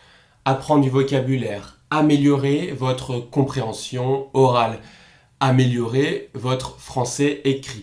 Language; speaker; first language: French; native; French